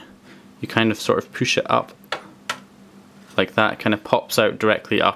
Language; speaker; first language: English; native; English